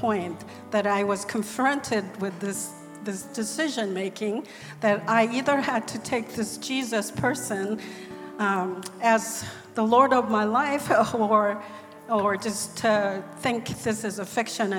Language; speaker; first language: English; non-native, fluent; Korean